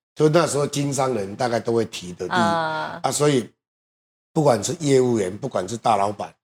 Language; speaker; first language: Chinese; native; Chinese